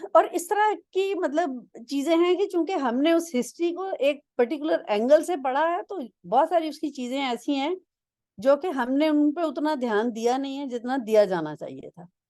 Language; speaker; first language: Urdu; non-native, local second language; Punjabi